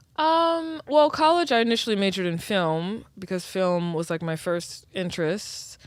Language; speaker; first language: English; native; English